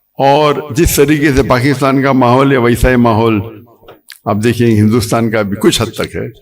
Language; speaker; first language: Urdu; non-native, local second language; Konkani